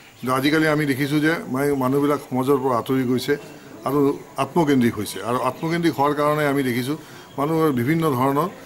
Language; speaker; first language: Assamese; native; Assamese